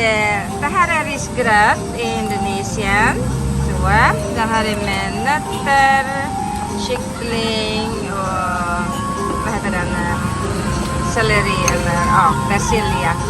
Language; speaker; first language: Swedish; non-native, learner; Indonesian